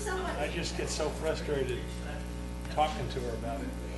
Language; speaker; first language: English; native; English